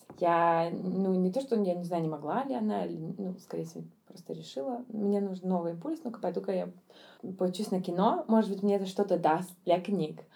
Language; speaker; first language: Russian; early bilingual, heritage; Russian